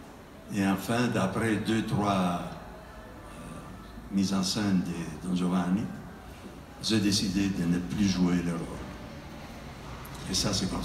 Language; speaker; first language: French; non-native, fluent; Italian